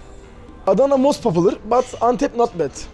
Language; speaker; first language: English; non-native, learner; Turkish